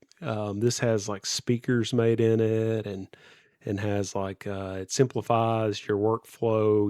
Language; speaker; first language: English; native; English